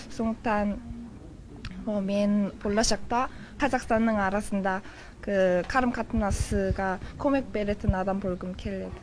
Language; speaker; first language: Kazakh; non-native, learner; Korean